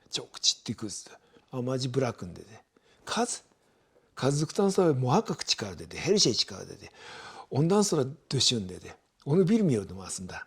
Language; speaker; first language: Turkish; non-native, fluent; Japanese